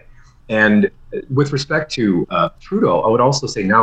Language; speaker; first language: English; native; English